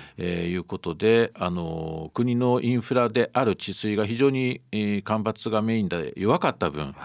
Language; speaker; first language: Japanese; native; Japanese